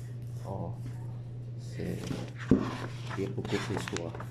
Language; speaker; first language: French; non-native, learner; Chinese